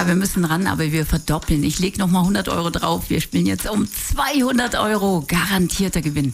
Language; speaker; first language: German; native; German